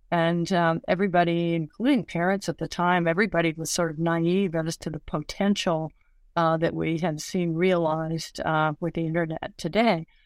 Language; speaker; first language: English; native; English